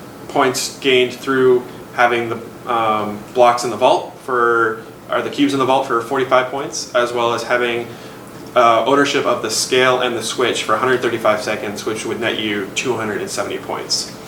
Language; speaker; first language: English; native; English